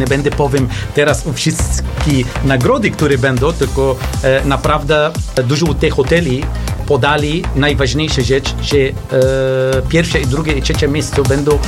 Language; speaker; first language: Polish; non-native, learner; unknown